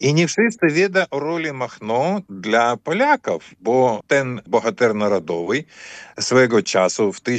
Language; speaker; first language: Ukrainian; early bilingual, heritage; Ukrainian